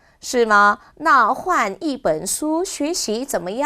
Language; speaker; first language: Chinese; non-native, fluent; Korean